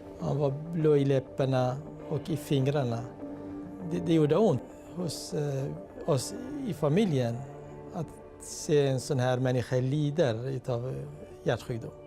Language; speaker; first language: Swedish; non-native, fluent; Kurdish